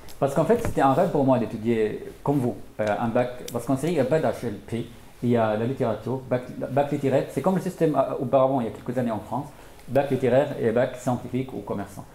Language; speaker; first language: French; non-native, fluent; Arabic